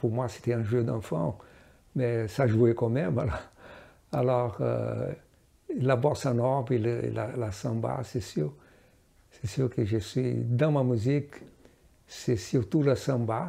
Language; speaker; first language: French; non-native, fluent; Portuguese